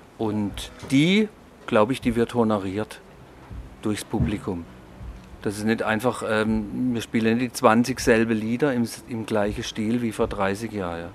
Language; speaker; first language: German; native; German